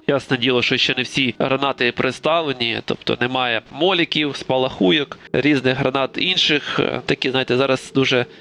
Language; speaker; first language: Ukrainian; non-native, local second language; Russian